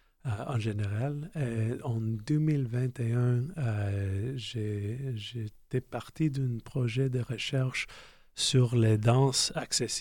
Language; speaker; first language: French; non-native, learner; English